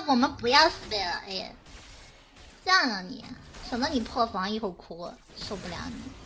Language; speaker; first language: Chinese; native; Chinese